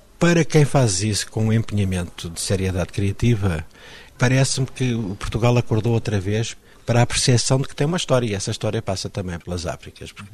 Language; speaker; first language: Portuguese; native; Portuguese